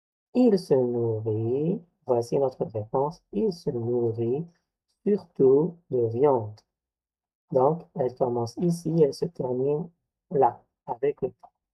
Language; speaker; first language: French; non-native, local second language; Arabic